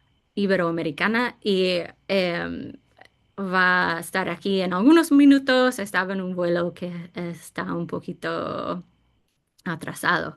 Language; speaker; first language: Spanish; non-native, fluent; English